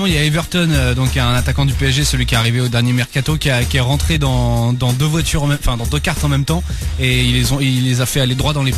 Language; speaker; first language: French; native; French